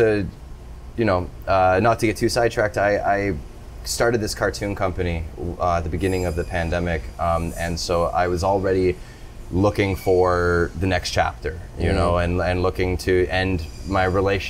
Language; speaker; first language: English; native; English